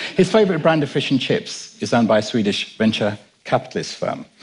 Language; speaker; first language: English; native; English